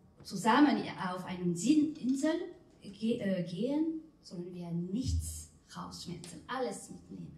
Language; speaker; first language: German; non-native, fluent; French